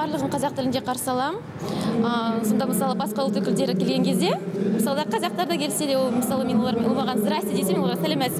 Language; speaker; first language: Kazakh; non-native, local second language; Russian